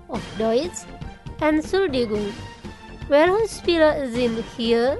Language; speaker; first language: German; non-native, fluent; Indonesian